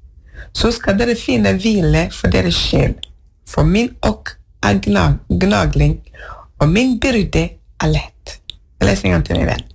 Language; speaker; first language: Norwegian; non-native, fluent; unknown